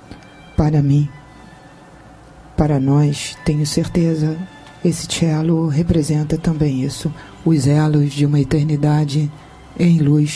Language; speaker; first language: Portuguese; native; Portuguese